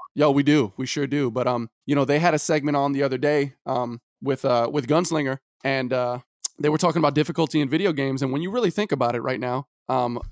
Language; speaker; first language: English; native; English